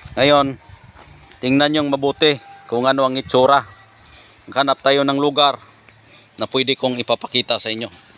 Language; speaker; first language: Filipino; non-native, local second language; Cebuano